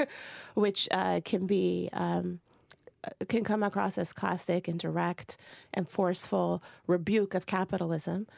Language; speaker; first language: English; native; English